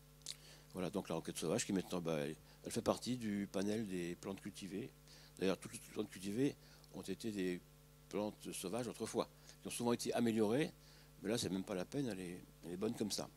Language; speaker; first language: French; native; French